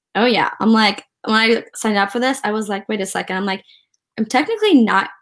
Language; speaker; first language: English; early bilingual, other home language; Ukrainian